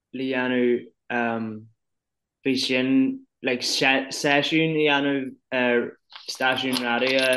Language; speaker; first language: Irish; non-native, local second language; English